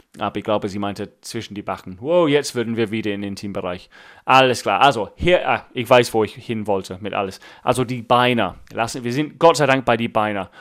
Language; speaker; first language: German; non-native, fluent; English